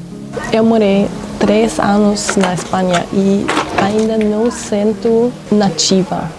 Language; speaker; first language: Portuguese; non-native, fluent; German